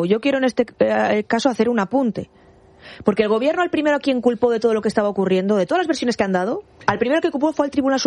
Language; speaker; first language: Spanish; native; Spanish